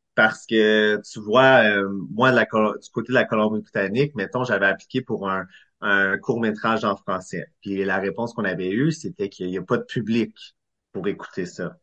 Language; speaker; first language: French; native; French